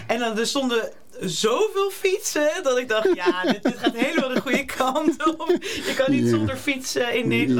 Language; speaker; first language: Dutch; native; Dutch